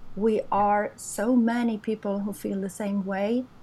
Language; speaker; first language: English; non-native, fluent; Swedish